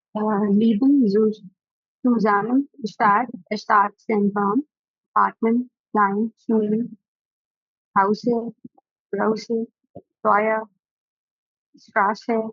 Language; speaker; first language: German; non-native, learner; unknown